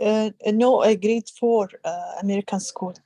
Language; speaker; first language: English; non-native, learner; Arabic